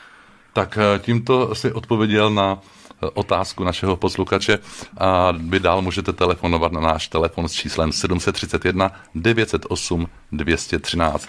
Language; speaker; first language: Czech; native; Czech